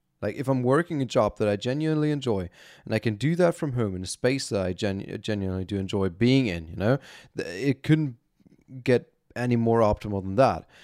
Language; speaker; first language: English; non-native, fluent; German